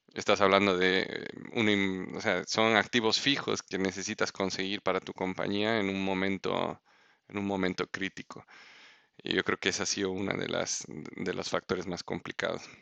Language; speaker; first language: Spanish; native; Spanish